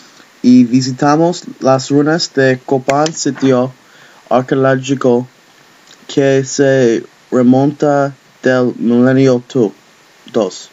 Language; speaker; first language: Spanish; non-native, learner; English